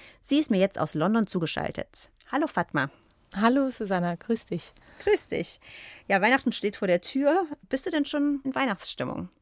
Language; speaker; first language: German; native; German